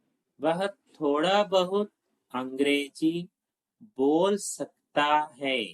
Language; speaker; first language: Hindi; non-native, local second language; Telugu